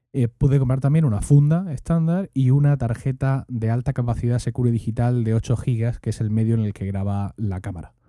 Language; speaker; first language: Spanish; native; Spanish